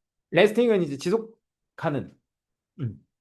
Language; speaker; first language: Korean; native; Korean